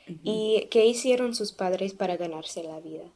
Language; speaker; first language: Spanish; non-native, learner; English